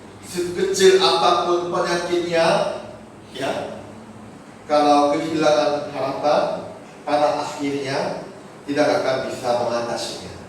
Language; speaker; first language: Indonesian; non-native, fluent; Korean